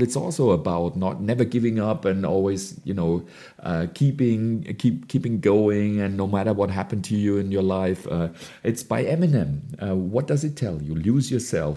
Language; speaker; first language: English; non-native, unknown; German